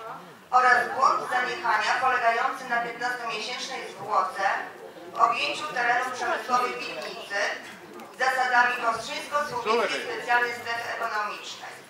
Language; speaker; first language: Polish; native; Polish